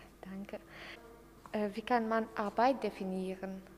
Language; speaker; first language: German; non-native, learner; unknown